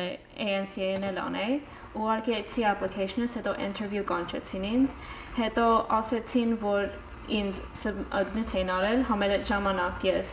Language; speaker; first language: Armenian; early bilingual, heritage; Armenian